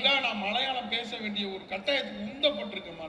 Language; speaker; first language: Tamil; native; Tamil